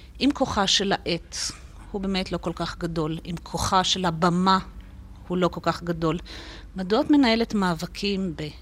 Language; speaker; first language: Hebrew; native; Hebrew